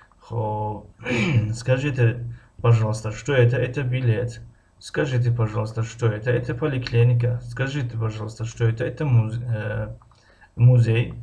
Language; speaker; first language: Russian; non-native, fluent; Tajik